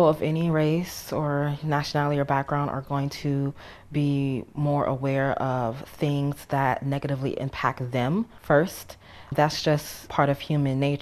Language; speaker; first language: English; native; English